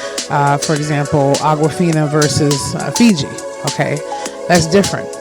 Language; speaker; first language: English; native; English